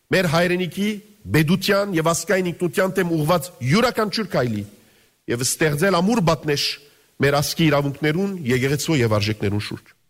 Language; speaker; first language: Armenian; early bilingual, heritage; Armenian